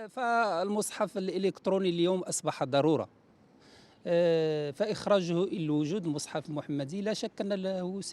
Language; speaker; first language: Arabic; native; Arabic